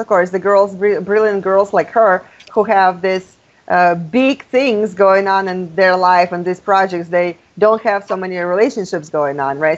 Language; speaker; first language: English; non-native, fluent; Russian